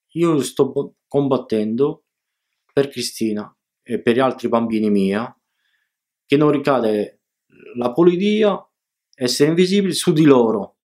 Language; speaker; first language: Italian; early bilingual, other home language; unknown